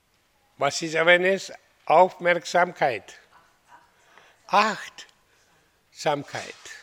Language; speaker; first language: German; non-native, learner; Hindi